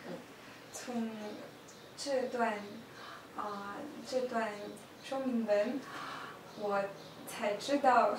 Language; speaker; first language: Chinese; non-native, learner; Russian